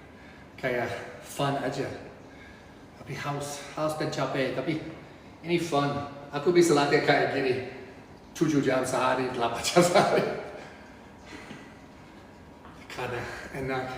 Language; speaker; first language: Indonesian; non-native, fluent; English